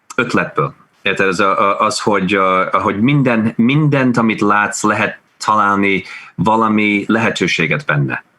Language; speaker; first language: Hungarian; early bilingual, heritage; Hungarian